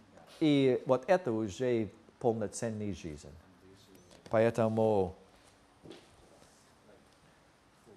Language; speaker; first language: Russian; non-native, fluent; English